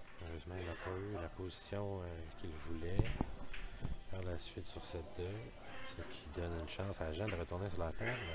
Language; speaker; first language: French; native; French